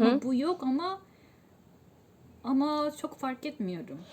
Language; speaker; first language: Turkish; non-native, learner; Korean